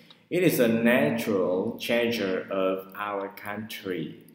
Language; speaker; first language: English; non-native, fluent; Vietnamese